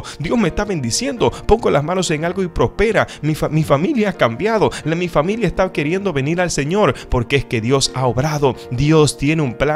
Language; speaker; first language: Spanish; native; Spanish